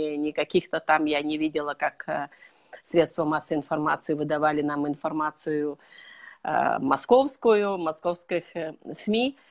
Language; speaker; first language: Russian; non-native, local second language; Chechen